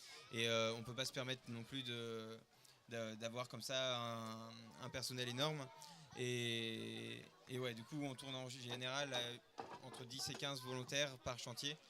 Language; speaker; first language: French; native; French